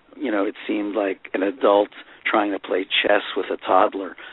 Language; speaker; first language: English; native; English